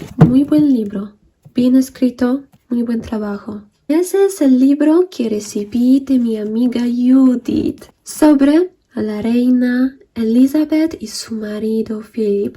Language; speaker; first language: Spanish; non-native, fluent; Polish